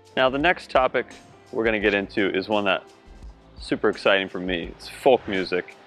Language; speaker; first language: English; native; English